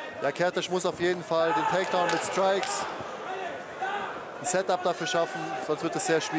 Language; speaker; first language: German; native; German